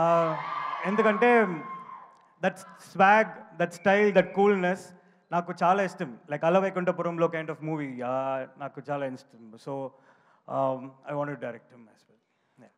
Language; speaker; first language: Telugu; non-native, learner; Tamil